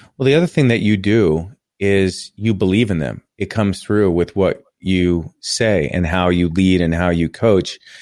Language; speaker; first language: English; native; English